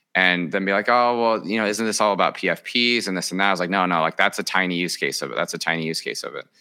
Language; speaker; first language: English; early bilingual, other home language; Spanish